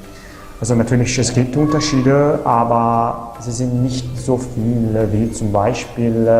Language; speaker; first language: German; non-native, fluent; Italian